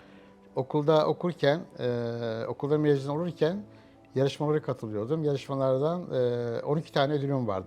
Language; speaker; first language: Turkish; native; Turkish